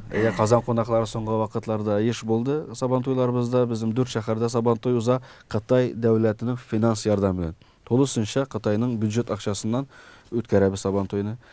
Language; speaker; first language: Tatar; early bilingual, heritage; Tatar